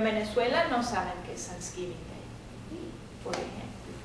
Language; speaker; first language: Spanish; native; Spanish